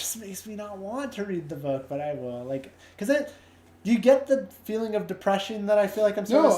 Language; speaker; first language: English; native; English